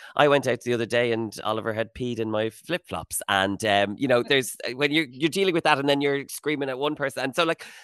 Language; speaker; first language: English; native; English